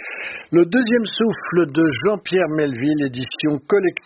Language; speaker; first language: French; native; French